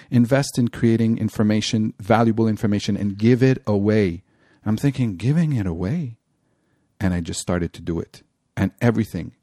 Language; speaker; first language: English; non-native, local second language; French